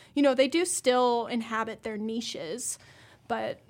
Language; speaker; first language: English; native; English